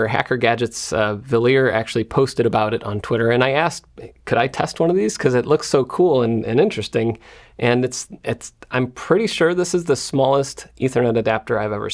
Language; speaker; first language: English; native; English